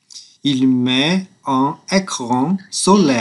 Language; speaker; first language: French; non-native, learner; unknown